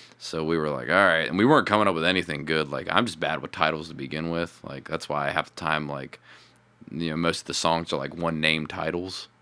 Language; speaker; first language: English; native; English